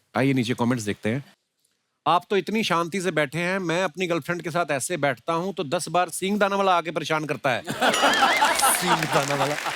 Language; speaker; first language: Hindi; non-native, local second language; Punjabi